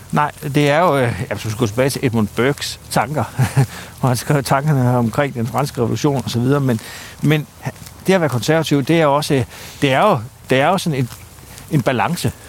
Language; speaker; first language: Danish; native; Danish